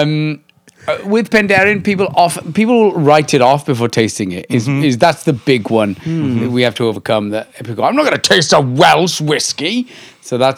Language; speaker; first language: English; native; English